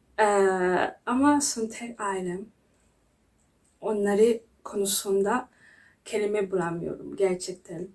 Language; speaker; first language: Turkish; non-native, learner; Kinyarwanda